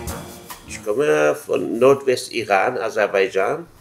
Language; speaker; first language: German; non-native, fluent; Azerbaijani